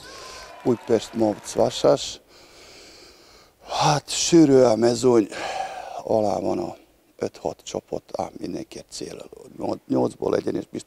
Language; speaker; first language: Hungarian; non-native, learner; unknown